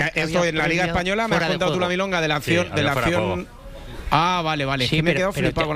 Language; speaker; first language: Spanish; native; Spanish